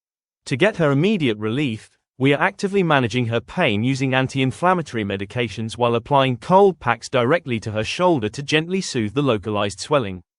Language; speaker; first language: English; non-native, fluent; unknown